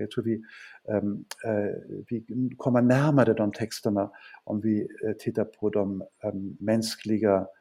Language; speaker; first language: Swedish; non-native, fluent; German